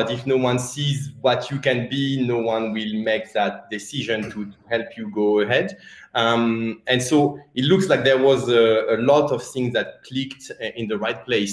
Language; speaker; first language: English; non-native, fluent; French